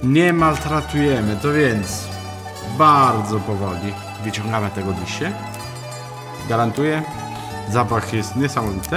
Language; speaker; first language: Polish; non-native, learner; Italian